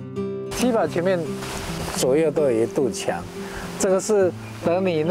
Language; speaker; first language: Chinese; native; Chinese